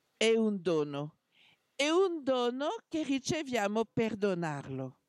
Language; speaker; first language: Italian; non-native, fluent; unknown